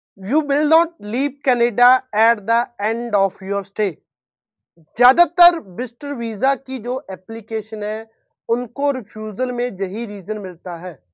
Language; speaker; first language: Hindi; non-native, local second language; Punjabi